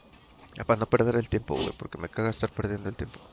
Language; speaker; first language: Spanish; native; Spanish